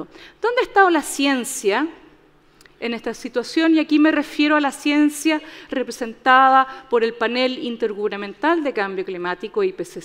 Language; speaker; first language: Spanish; native; Spanish